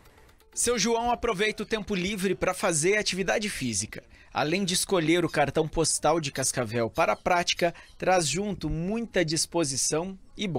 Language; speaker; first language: Portuguese; native; Portuguese